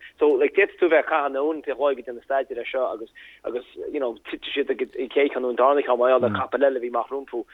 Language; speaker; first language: Irish; native; Irish